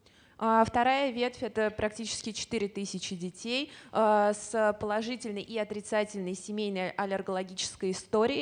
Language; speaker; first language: Russian; native; Russian